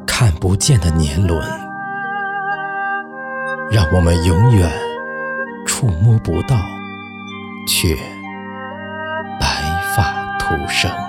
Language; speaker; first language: Chinese; native; Chinese